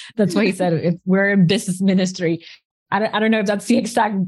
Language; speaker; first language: English; non-native, fluent; Spanish